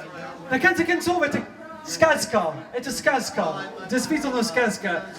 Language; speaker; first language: Russian; non-native, learner; English